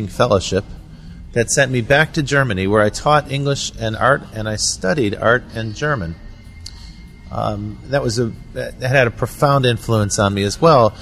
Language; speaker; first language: English; native; English